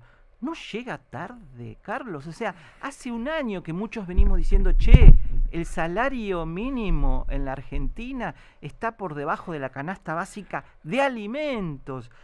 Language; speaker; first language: Spanish; native; Spanish